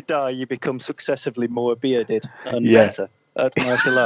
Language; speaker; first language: English; native; English